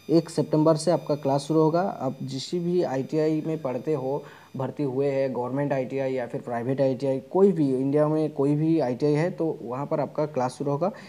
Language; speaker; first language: Hindi; non-native, local second language; Bangla